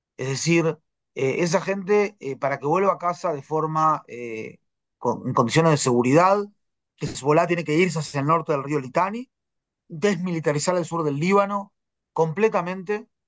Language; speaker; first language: Spanish; native; Spanish